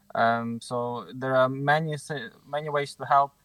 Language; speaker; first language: English; non-native, fluent; Ukrainian